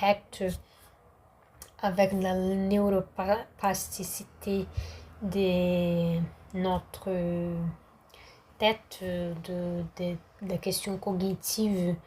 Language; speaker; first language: French; non-native, learner; Portuguese